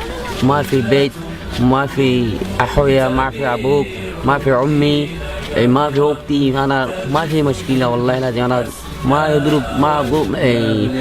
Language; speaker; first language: Arabic; non-native, learner; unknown